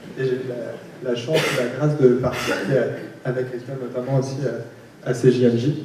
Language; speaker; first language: French; native; French